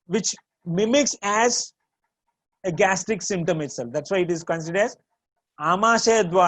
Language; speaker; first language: English; non-native, local second language; Tamil